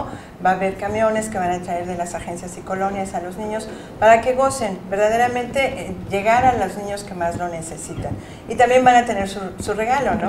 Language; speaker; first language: Spanish; native; Spanish